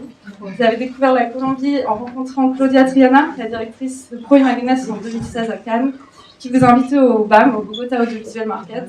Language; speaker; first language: French; native; French